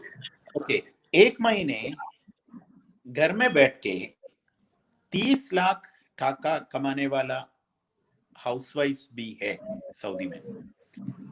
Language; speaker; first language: Hindi; non-native, fluent; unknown